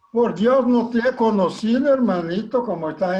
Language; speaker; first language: Spanish; non-native, fluent; Portuguese